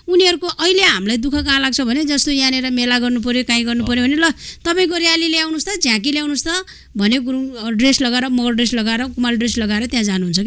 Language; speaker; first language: Nepali; non-native, local second language; Gurung